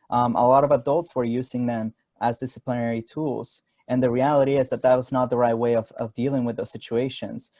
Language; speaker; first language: English; non-native, fluent; Spanish